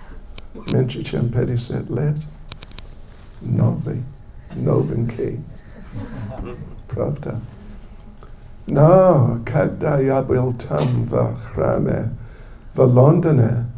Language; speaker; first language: Russian; non-native, learner; English